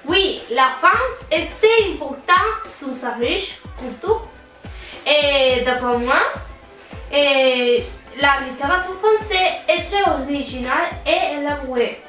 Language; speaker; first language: French; non-native, learner; Spanish